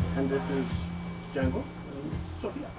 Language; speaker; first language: English; non-native, fluent; Danish